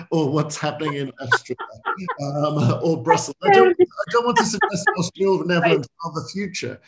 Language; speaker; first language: English; native; English